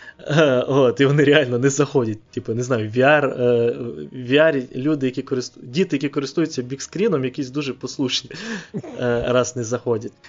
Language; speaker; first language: Ukrainian; non-native, local second language; Russian